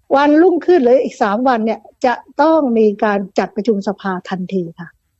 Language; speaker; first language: Thai; native; Thai